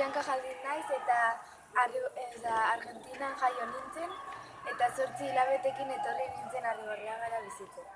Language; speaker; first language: Basque; early bilingual, other home language; Spanish